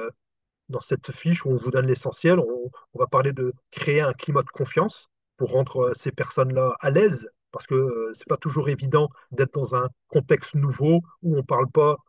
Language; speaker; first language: French; native; French